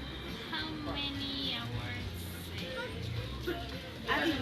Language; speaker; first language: English; non-native, learner; Spanish